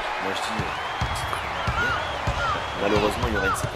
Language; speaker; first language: French; native; French